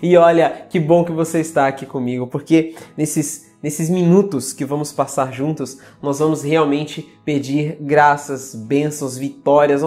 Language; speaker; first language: Portuguese; native; Portuguese